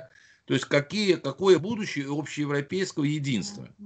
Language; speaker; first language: Russian; native; Russian